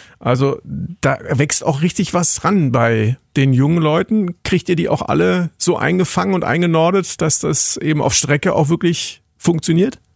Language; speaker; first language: German; native; German